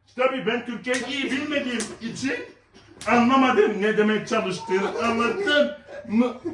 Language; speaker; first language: Turkish; non-native, fluent; Arabic